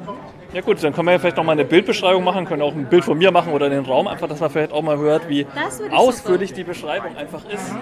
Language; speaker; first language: German; native; German